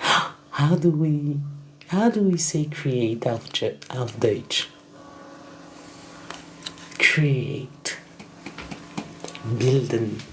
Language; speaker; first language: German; non-native, learner; French